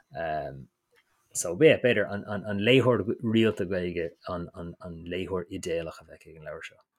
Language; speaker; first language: Irish; native; Irish